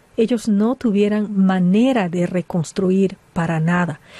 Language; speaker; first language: Spanish; native; Spanish